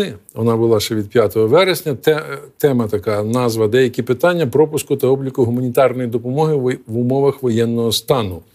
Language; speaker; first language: Ukrainian; native; Ukrainian